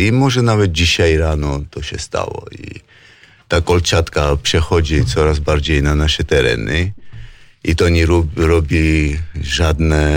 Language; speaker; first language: Polish; non-native, fluent; Georgian